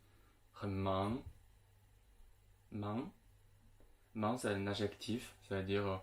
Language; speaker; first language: French; non-native, fluent; Chinese